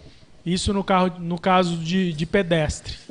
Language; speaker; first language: Portuguese; native; Portuguese